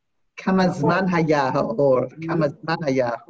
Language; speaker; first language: Hebrew; non-native, learner; English